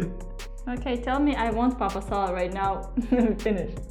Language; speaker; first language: English; non-native, fluent; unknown